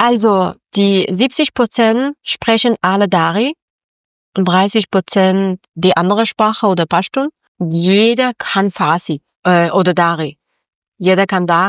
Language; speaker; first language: German; non-native, learner; Persian